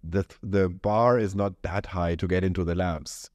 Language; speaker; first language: English; non-native, fluent; German